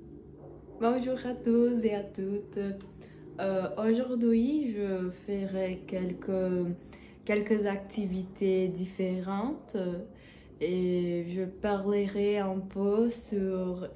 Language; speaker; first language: French; non-native, learner; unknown